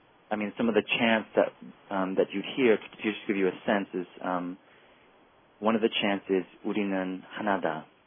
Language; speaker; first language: English; native; English